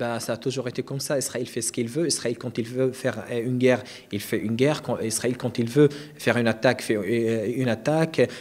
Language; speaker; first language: French; non-native, fluent; Arabic